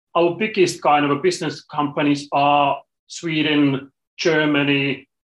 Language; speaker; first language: English; non-native, fluent; Finnish